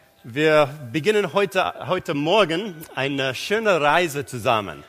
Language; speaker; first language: German; non-native, learner; English